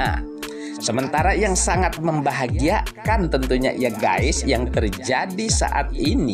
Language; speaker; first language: Indonesian; native; Indonesian